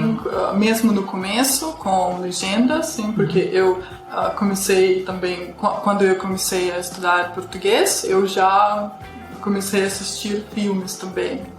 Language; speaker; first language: Portuguese; non-native, fluent; Russian